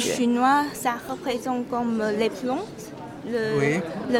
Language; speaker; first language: French; non-native, fluent; Chinese